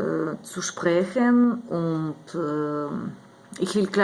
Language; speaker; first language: German; non-native, learner; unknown